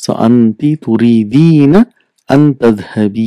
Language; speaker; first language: Arabic; non-native, fluent; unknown